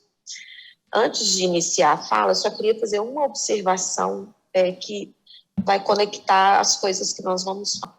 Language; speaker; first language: Portuguese; native; Portuguese